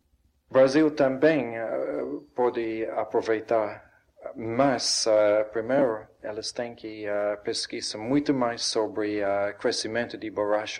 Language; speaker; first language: Portuguese; non-native, fluent; English